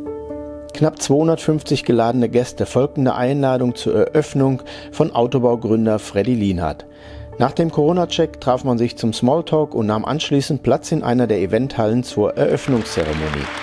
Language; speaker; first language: German; native; German